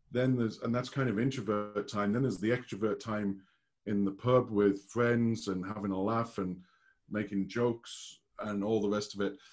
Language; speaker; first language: English; native; English